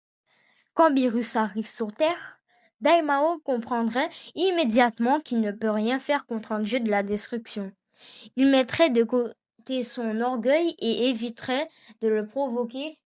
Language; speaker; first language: French; native; French